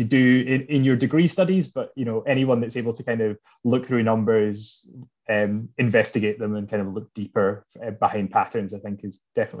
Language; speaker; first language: English; native; English